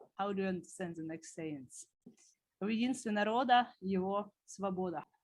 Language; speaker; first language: Russian; native; Russian